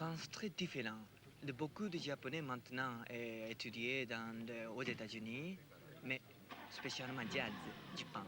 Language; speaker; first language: French; non-native, learner; Japanese